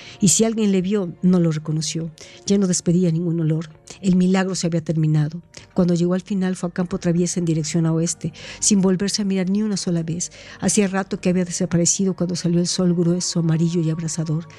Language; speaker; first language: Spanish; native; Spanish